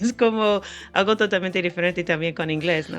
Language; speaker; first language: Spanish; non-native, fluent; English